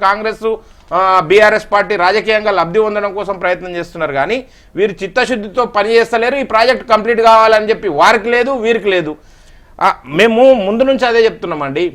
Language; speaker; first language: Telugu; native; Telugu